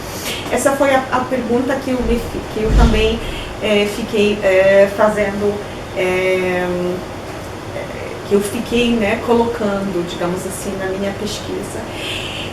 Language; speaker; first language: Portuguese; non-native, fluent; Polish